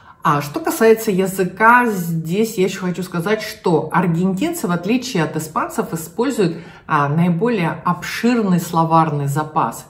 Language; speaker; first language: Russian; native; Russian